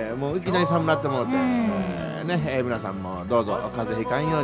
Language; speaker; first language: Japanese; native; Japanese